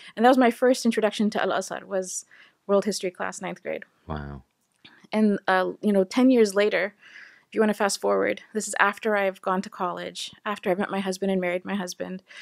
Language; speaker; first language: English; native; English